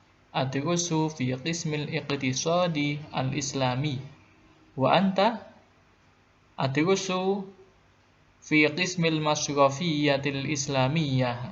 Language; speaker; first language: Arabic; non-native, fluent; Indonesian